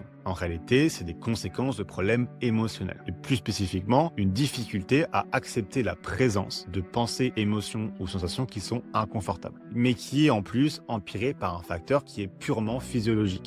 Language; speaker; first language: French; native; French